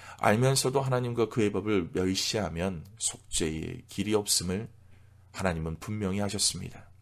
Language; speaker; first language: Korean; native; Korean